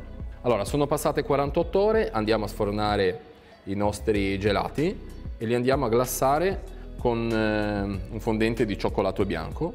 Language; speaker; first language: Italian; native; Italian